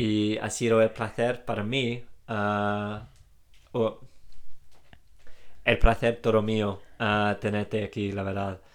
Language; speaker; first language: Spanish; non-native, fluent; English